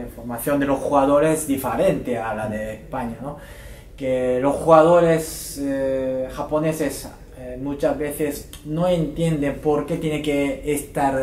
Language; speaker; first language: Spanish; non-native, fluent; Japanese